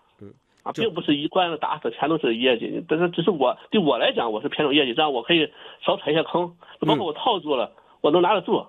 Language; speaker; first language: Chinese; native; Chinese